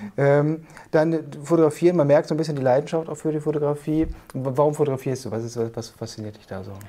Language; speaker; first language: German; native; German